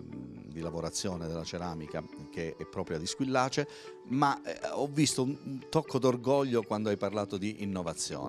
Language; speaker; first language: Italian; native; Italian